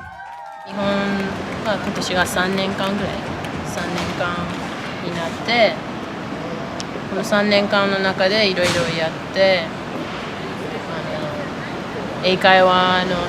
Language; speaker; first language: Japanese; non-native, fluent; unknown